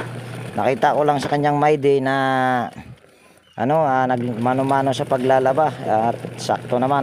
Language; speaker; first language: Filipino; native; Filipino